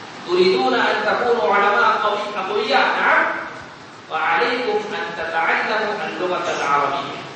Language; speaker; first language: Arabic; non-native, fluent; Urdu